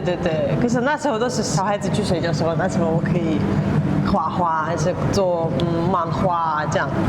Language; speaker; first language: Chinese; non-native, learner; Russian